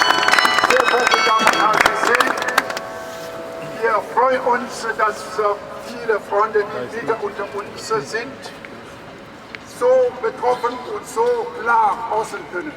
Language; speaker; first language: German; non-native, learner; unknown